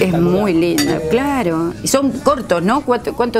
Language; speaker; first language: Spanish; native; Spanish